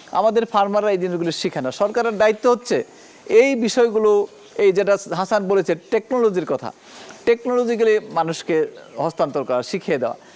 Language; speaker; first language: Bangla; native; Bangla